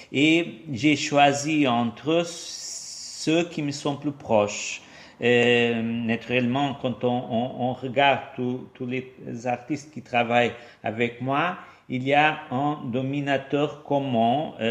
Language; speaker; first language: French; non-native, fluent; Portuguese